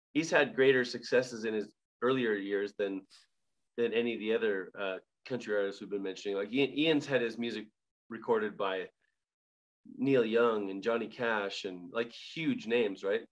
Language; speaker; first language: English; native; English